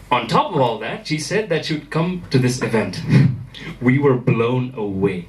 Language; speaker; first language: Kannada; early bilingual, other home language; German